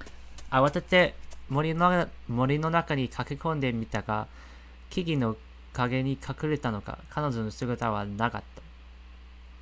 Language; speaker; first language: Japanese; non-native, fluent; English